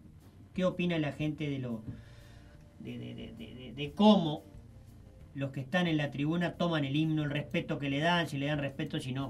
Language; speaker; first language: Spanish; native; Spanish